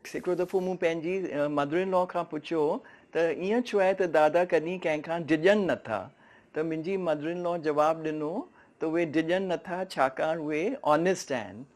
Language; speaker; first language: Sindhi; native; Sindhi